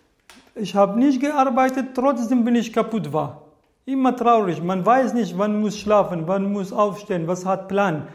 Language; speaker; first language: German; non-native, learner; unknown